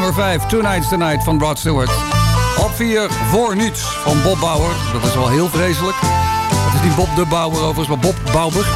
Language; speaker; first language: Dutch; native; Dutch